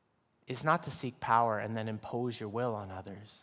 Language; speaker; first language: English; native; English